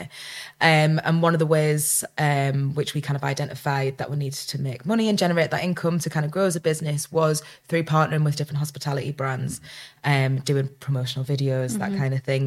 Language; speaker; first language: English; native; English